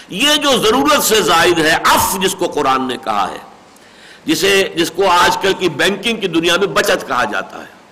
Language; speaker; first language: Urdu; native; Urdu